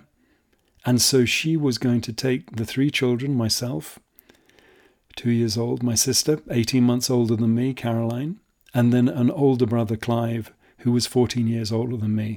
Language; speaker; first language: English; native; English